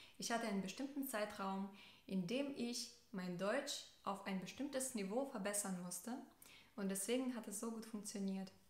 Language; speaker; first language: German; non-native, fluent; Russian